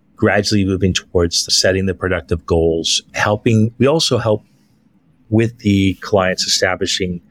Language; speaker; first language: English; native; English